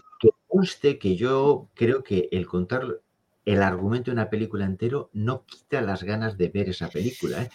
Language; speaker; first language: Spanish; native; Spanish